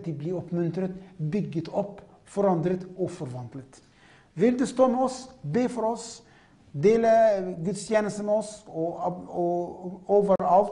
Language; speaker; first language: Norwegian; non-native, fluent; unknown